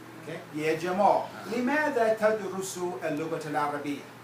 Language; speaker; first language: Arabic; non-native, fluent; English